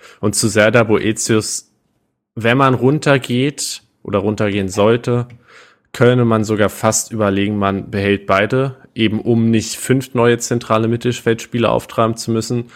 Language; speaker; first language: German; native; German